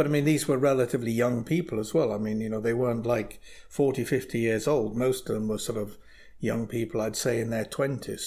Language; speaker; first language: English; native; English